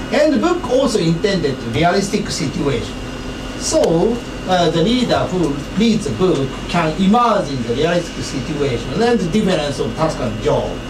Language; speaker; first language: English; non-native, fluent; Japanese